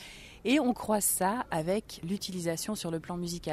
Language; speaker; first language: French; native; French